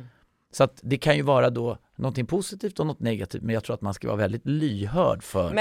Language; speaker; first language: Swedish; native; Swedish